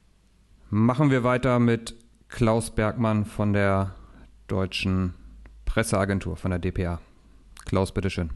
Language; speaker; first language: German; native; German